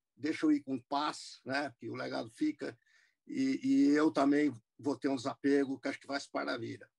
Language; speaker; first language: Portuguese; non-native, fluent; English